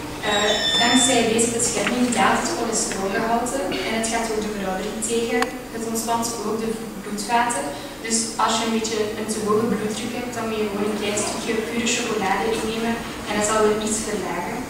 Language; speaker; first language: Dutch; native; Dutch